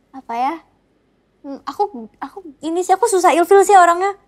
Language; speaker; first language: Indonesian; native; Indonesian